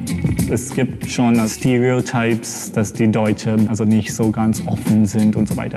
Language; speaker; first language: German; non-native, fluent; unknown